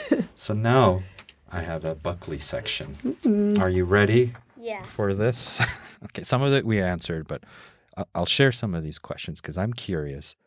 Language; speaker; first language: English; early bilingual, heritage; English